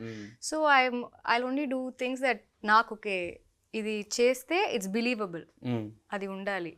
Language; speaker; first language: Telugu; non-native, local second language; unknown